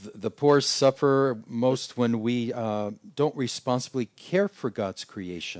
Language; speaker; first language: English; native; English